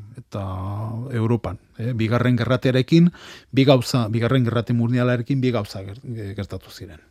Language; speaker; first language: Basque; non-native, local second language; Spanish